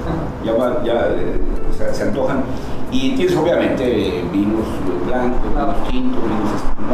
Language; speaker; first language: Spanish; native; Spanish